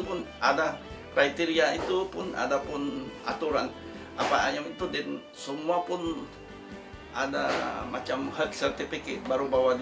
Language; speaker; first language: Indonesian; non-native, fluent; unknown